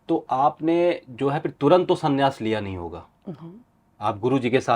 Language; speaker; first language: Hindi; native; Hindi